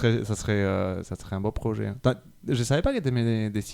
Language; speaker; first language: French; native; French